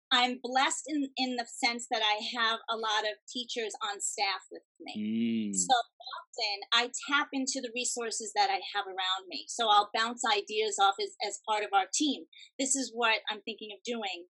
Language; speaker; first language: English; native; English